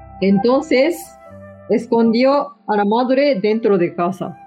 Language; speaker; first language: Spanish; non-native, fluent; Japanese